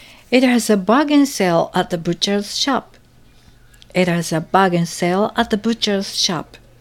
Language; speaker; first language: English; non-native, fluent; Japanese